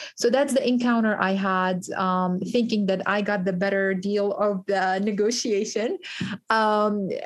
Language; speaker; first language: English; early bilingual, other home language; Kurdish